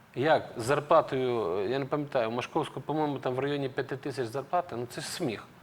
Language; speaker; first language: Ukrainian; native; Ukrainian